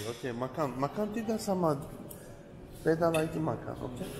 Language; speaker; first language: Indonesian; non-native, learner; Turkish